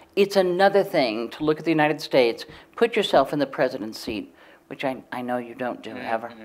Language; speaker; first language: English; native; English